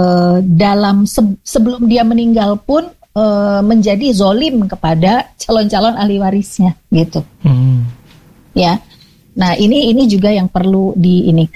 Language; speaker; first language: Indonesian; native; Indonesian